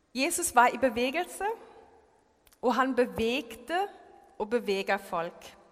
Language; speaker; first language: Norwegian; non-native, fluent; German